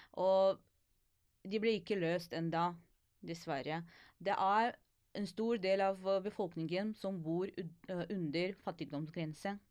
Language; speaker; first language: Norwegian; non-native, fluent; Ukrainian